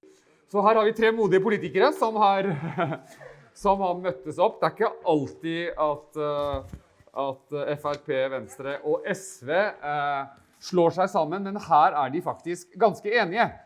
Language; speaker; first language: Norwegian; native; Norwegian